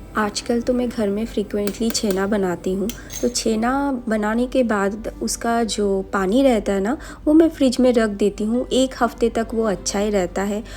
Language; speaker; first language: Hindi; non-native, local second language; Bangla